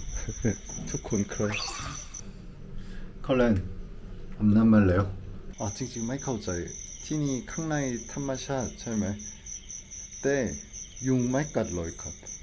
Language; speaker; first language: Thai; non-native, learner; Korean